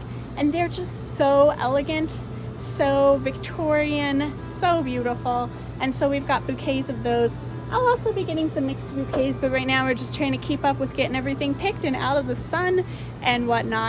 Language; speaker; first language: English; native; English